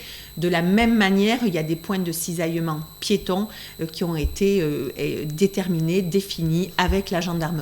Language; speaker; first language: French; native; French